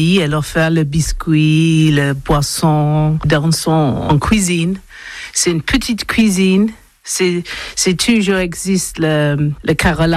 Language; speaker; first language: French; non-native, learner; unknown